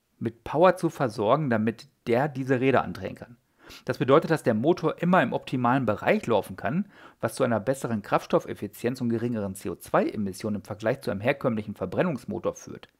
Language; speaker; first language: German; native; German